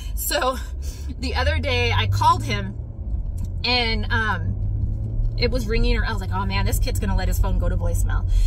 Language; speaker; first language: English; native; English